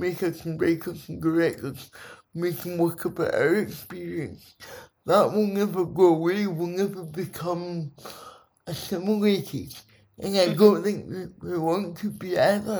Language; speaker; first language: English; native; English